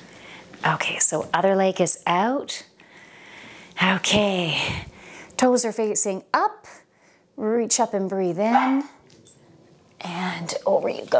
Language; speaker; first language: English; native; English